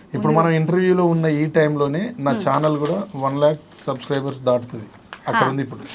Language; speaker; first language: Telugu; native; Telugu